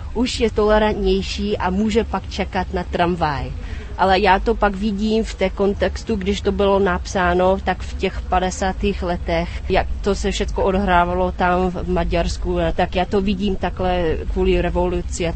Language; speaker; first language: Czech; non-native, fluent; English